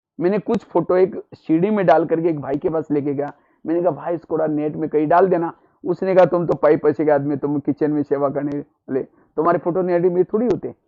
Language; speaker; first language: Hindi; non-native, local second language; Marathi